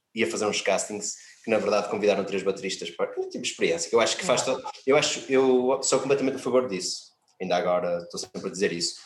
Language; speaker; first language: Portuguese; native; Portuguese